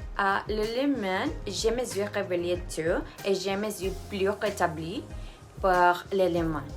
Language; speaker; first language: French; non-native, learner; Spanish